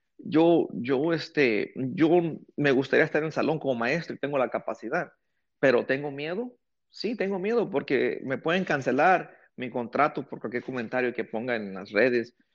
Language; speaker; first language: Spanish; early bilingual, heritage; Spanish